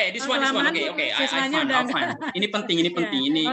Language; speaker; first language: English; non-native, fluent; Indonesian